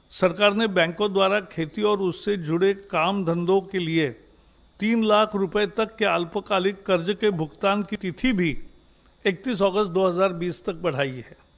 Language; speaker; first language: Hindi; native; Hindi